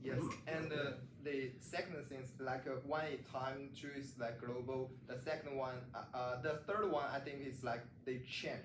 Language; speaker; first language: English; non-native, learner; Chinese